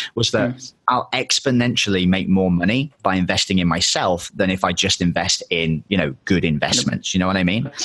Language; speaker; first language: English; native; English